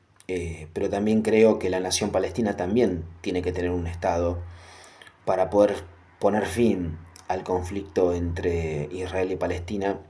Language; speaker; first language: Spanish; native; Spanish